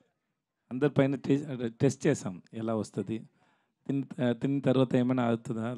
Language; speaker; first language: Telugu; non-native, learner; Tamil